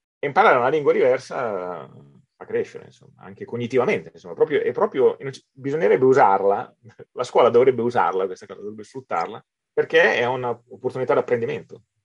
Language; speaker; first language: Italian; native; Italian